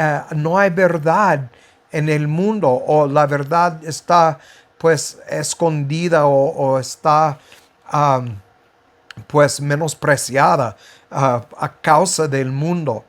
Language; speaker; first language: Spanish; non-native, fluent; English